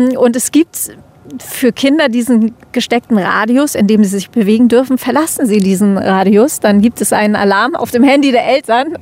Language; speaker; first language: German; native; German